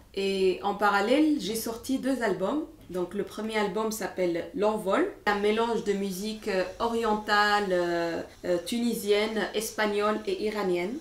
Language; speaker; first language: French; non-native, local second language; Arabic